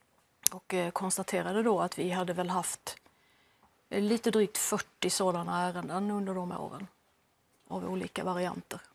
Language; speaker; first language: Swedish; native; Swedish